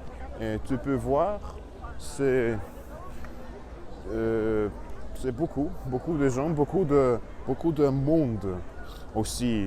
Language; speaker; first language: French; non-native, learner; Russian